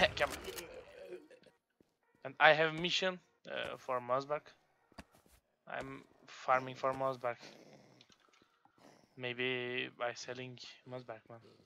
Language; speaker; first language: English; non-native, learner; Turkish